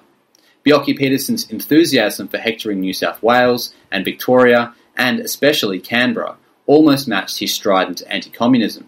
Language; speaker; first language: English; native; English